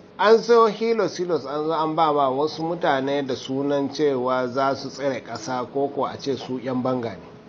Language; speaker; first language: Hausa; non-native, local second language; Fula